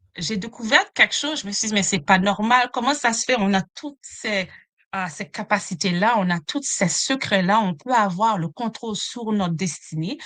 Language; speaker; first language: French; non-native, local second language; Haitian Creole